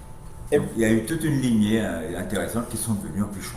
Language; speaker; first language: French; native; French